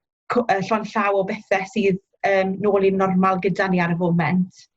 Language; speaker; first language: Welsh; native; Welsh